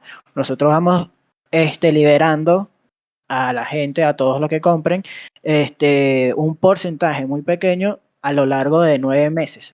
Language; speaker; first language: Spanish; native; Spanish